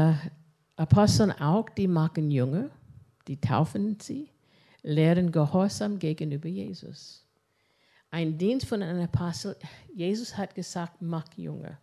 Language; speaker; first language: German; non-native, fluent; English